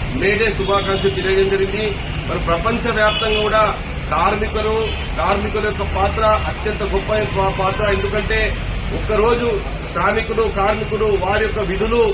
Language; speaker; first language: Telugu; native; Telugu